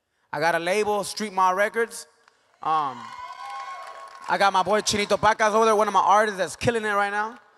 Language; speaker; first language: English; early bilingual, other home language; Spanish